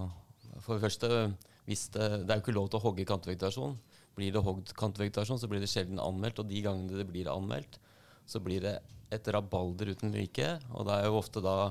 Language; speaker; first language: Norwegian; native; Norwegian